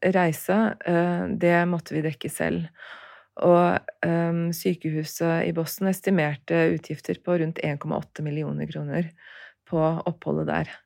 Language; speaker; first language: Norwegian; early bilingual, other home language; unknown